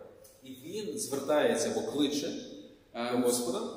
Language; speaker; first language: Ukrainian; native; Ukrainian